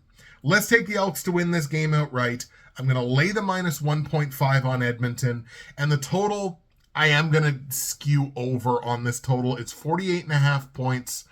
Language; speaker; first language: English; native; English